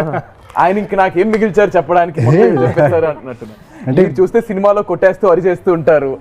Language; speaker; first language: Telugu; native; Telugu